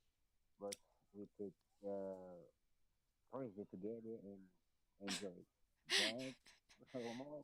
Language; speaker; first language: English; non-native, learner; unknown